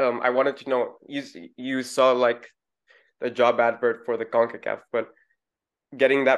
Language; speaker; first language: English; non-native, fluent; Spanish